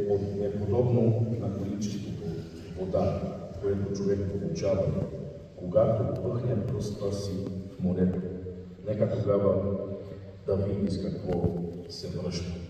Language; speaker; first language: Bulgarian; non-native, fluent; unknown